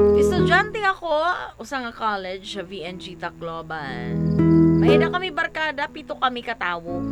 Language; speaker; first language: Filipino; non-native, local second language; Waray